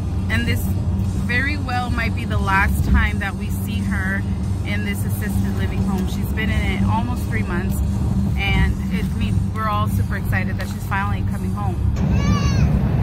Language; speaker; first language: English; early bilingual, other home language; Spanish